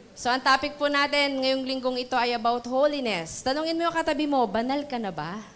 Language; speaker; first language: Filipino; native; Filipino